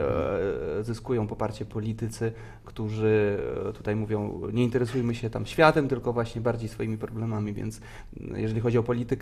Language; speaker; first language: Polish; native; Polish